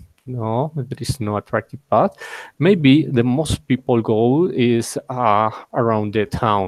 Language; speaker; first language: English; non-native, learner; Spanish